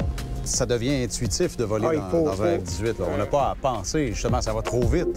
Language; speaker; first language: French; native; French